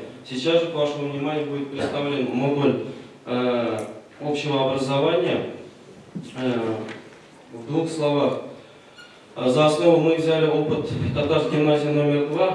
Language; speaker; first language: Russian; non-native, local second language; Tatar